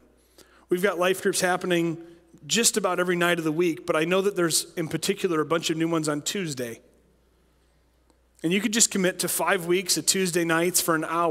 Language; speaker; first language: English; native; English